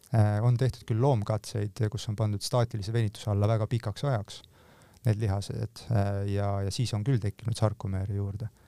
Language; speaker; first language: Estonian; native; Estonian